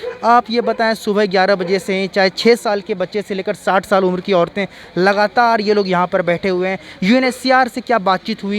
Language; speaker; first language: Hindi; native; Hindi